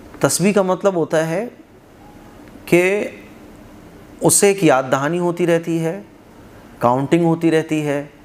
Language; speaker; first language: Urdu; native; Urdu